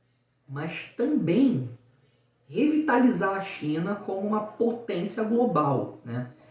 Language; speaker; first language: Portuguese; native; Portuguese